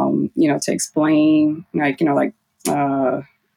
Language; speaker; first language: English; native; English